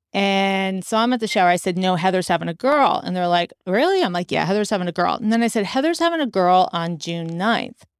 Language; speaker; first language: English; native; English